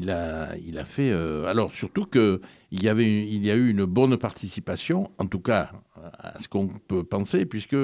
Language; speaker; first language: French; native; French